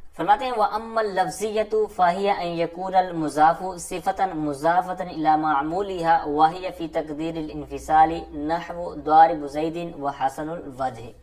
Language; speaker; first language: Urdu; non-native, local second language; Punjabi